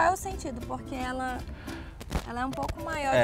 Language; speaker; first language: Portuguese; native; Portuguese